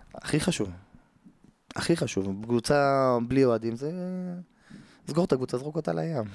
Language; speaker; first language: Hebrew; native; Hebrew